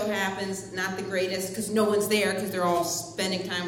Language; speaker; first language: English; native; English